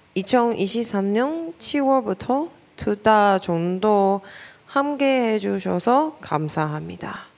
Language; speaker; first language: Korean; non-native, learner; Chinese